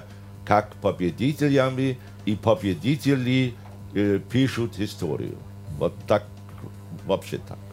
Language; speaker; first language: Russian; non-native, fluent; German